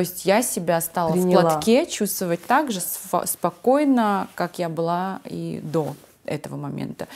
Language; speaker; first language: Russian; non-native, local second language; Ossetic